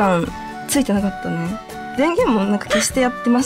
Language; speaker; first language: Japanese; native; Japanese